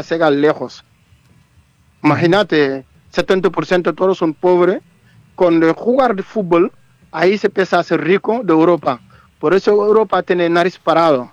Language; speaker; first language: Spanish; non-native, learner; Wolof